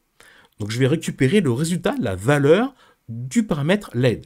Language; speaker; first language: French; native; French